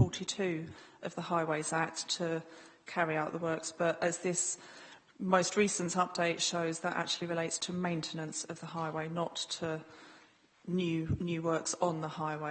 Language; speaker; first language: English; native; English